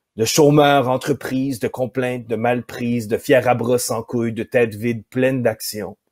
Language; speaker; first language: French; native; French